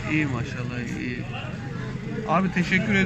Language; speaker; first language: Turkish; native; Turkish